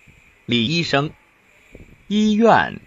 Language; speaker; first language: Chinese; non-native, learner; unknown